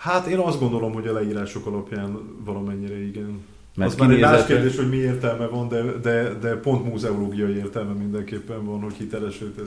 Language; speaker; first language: Hungarian; native; Hungarian